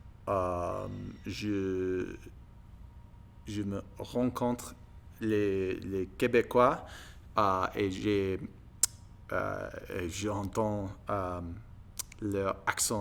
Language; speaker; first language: French; non-native, learner; English